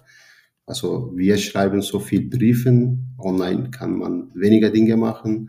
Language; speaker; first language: German; non-native, fluent; Turkish